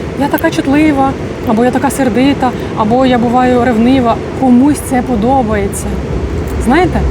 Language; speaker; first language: Ukrainian; non-native, local second language; Russian